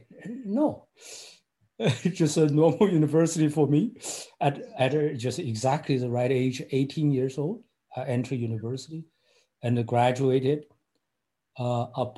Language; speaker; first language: English; non-native, fluent; Chinese